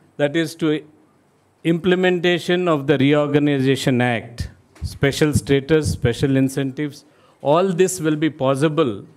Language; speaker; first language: English; non-native, local second language; Telugu